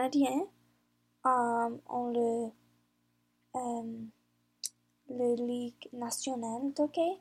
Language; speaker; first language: French; non-native, learner; English